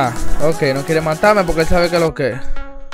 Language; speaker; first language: Spanish; native; Spanish